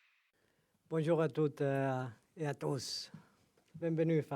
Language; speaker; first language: French; non-native, fluent; Spanish